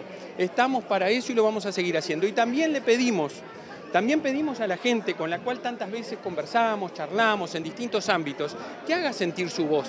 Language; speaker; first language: Spanish; native; Spanish